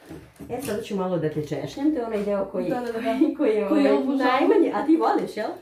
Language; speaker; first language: Serbian; native; Serbian